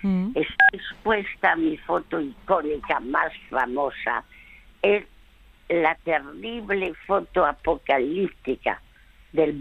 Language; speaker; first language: Spanish; early bilingual, other home language; French